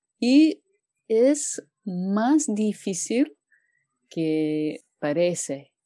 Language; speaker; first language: Spanish; non-native, fluent; English